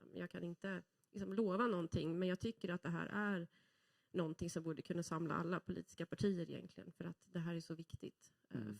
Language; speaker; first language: Swedish; native; Swedish